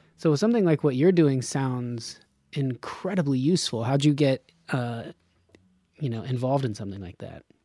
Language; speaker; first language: English; native; English